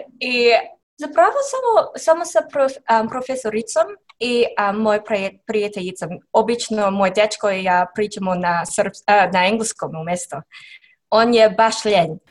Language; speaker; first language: Serbian; non-native, learner; English